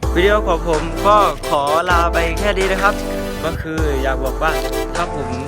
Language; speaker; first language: Thai; non-native, local second language; Malay